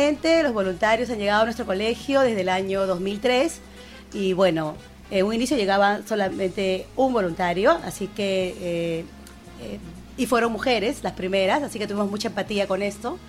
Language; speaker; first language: Spanish; native; Spanish